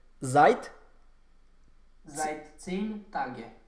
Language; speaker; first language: German; non-native, learner; Romanian